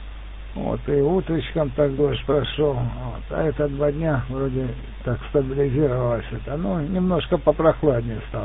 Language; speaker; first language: Russian; native; Russian